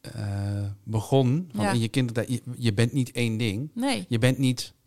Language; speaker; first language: Dutch; native; Dutch